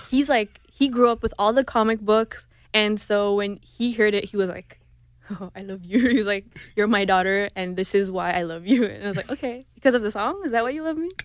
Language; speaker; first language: English; non-native, fluent; Indonesian